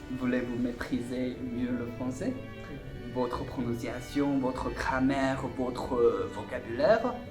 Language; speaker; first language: French; non-native, learner; Chinese